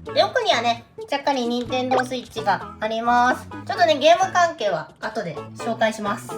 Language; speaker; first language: Japanese; native; Japanese